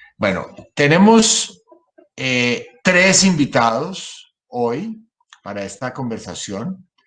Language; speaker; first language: Spanish; native; Spanish